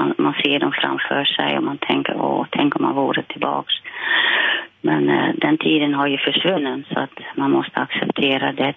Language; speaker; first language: Swedish; non-native, fluent; Dutch